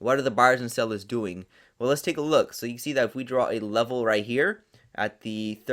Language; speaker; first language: English; native; English